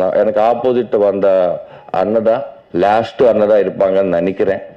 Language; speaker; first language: Tamil; non-native, learner; Telugu